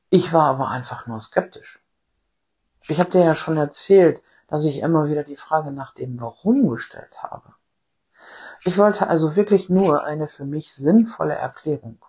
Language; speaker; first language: German; native; German